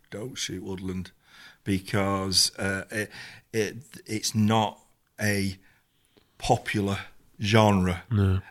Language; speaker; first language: English; native; English